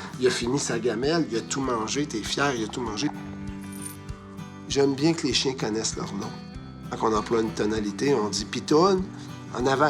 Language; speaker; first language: French; native; French